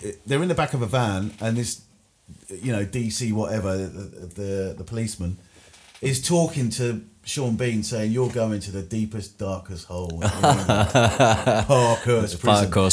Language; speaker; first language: English; native; English